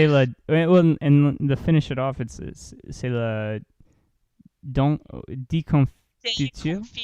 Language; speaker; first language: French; non-native, learner; English